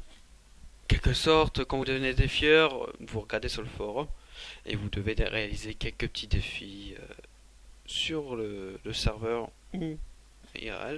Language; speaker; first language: French; native; French